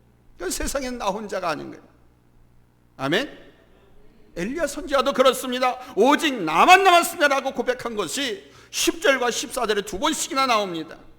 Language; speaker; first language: Korean; native; Korean